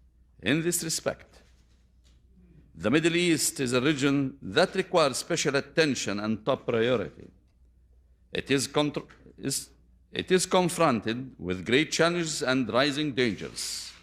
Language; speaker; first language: English; non-native, fluent; Arabic